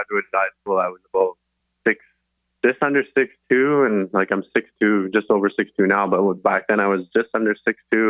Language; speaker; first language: English; native; English